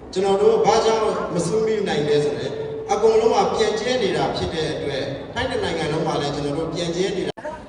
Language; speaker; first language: Burmese; non-native, local second language; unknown